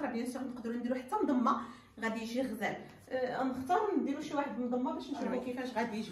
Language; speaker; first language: Arabic; native; Arabic